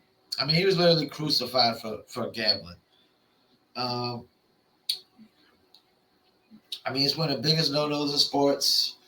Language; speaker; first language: English; native; English